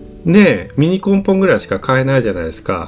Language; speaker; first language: Japanese; native; Japanese